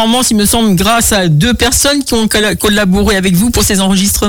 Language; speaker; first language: French; native; French